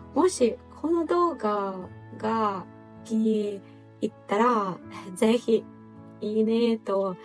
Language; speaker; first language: Japanese; non-native, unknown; Ukrainian